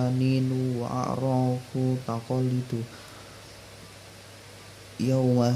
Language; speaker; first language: Arabic; non-native, learner; Indonesian